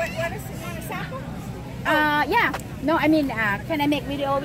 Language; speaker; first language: English; non-native, learner; Thai